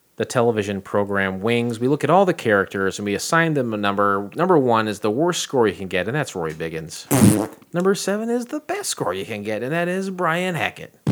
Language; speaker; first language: English; native; English